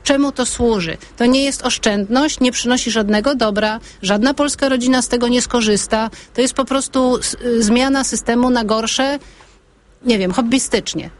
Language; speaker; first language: Polish; native; Polish